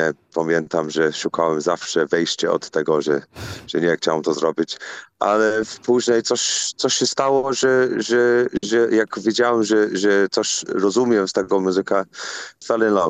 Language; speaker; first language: Polish; non-native, learner; English